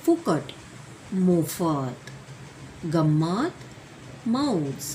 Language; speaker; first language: Hindi; non-native, local second language; Marathi